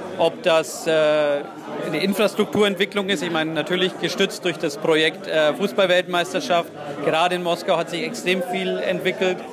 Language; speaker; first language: German; native; German